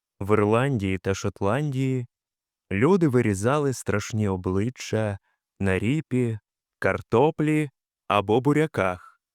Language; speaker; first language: Ukrainian; native; Ukrainian